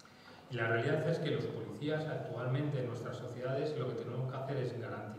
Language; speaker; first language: Spanish; native; Spanish